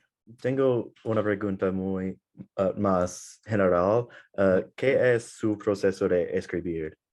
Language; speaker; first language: Spanish; non-native, learner; English